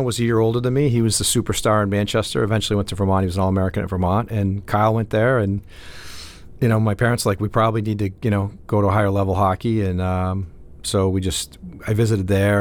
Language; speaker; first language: English; native; English